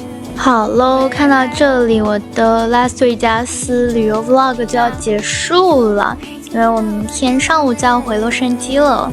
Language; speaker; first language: Chinese; native; Chinese